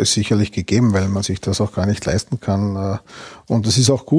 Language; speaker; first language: German; native; German